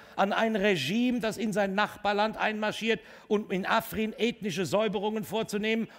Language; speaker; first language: German; native; German